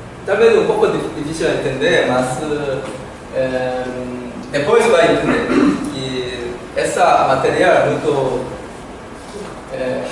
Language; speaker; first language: Portuguese; non-native, learner; Korean